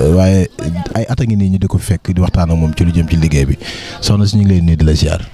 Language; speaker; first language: Wolof; native; Wolof